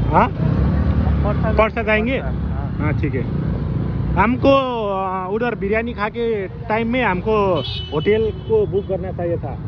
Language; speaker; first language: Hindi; non-native, learner; Nepali